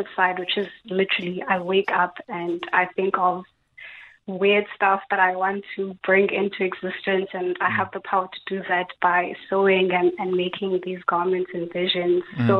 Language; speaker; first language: English; non-native, local second language; Xhosa